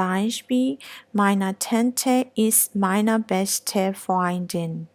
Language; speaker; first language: German; non-native, learner; Burmese